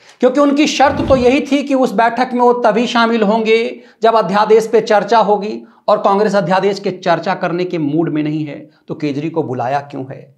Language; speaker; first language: Hindi; native; Hindi